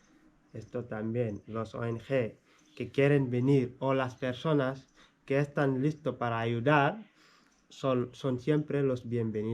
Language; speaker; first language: Spanish; non-native, fluent; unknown